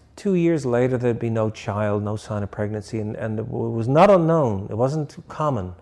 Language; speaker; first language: English; native; English